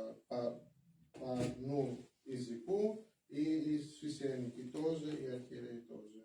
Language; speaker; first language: Russian; non-native, learner; Greek